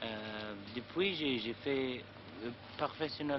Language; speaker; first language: French; non-native, learner; English